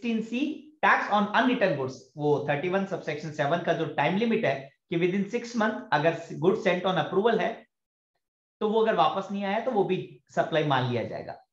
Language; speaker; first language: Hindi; native; Hindi